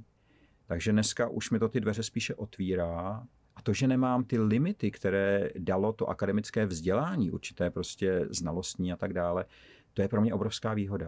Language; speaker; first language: Czech; native; Czech